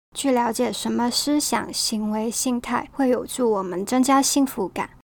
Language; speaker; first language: Chinese; non-native, local second language; Cantonese